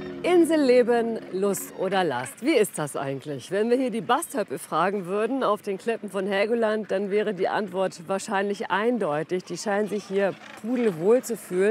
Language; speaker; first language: German; native; German